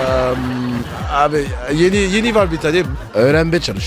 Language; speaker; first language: Turkish; non-native, learner; French